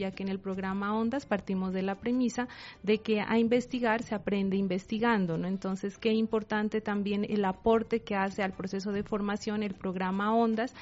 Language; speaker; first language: Spanish; native; Spanish